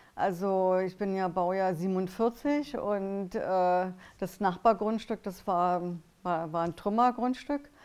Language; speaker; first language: German; native; German